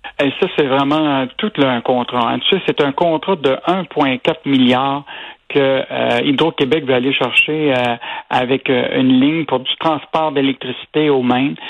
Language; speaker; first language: French; native; French